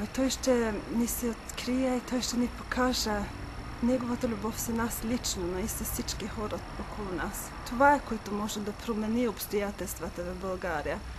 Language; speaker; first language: Bulgarian; non-native, fluent; Norwegian